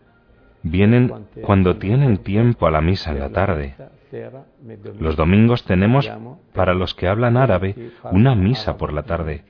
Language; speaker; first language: Spanish; non-native, fluent; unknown